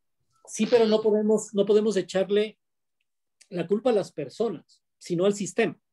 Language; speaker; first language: Spanish; native; Spanish